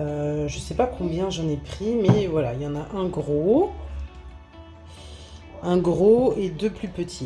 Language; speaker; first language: French; native; French